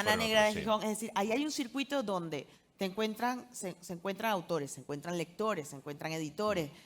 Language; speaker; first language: Spanish; native; Spanish